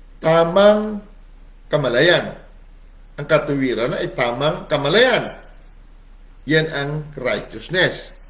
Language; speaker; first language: Filipino; non-native, local second language; Cebuano